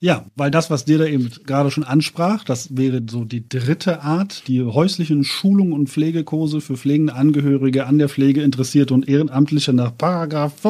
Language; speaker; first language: German; native; German